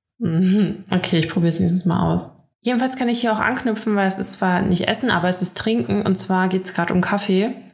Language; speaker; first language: German; early bilingual, other home language; Russian